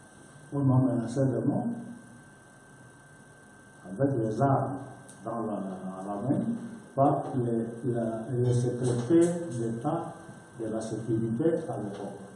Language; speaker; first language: French; non-native, learner; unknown